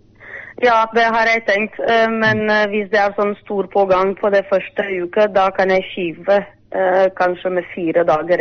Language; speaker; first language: Norwegian; non-native, fluent; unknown